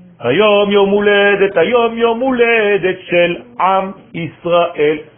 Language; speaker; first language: Hebrew; non-native, fluent; French